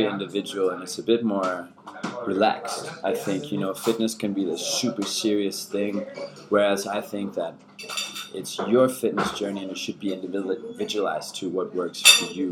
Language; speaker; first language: English; early bilingual, other home language; German